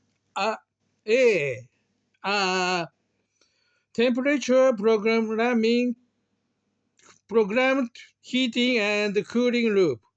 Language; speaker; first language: English; non-native, learner; Japanese